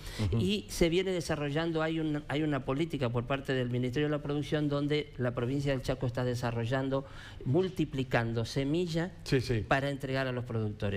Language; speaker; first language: Spanish; native; Spanish